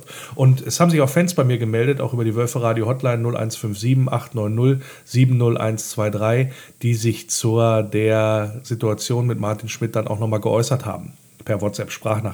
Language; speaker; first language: German; native; German